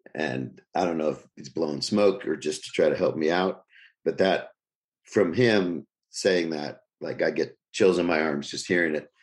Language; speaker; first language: English; native; English